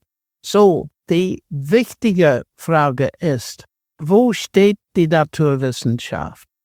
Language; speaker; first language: German; non-native, fluent; English